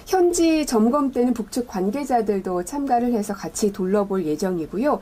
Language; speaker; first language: Korean; native; Korean